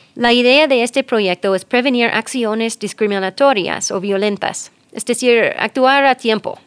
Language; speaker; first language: Spanish; non-native, fluent; English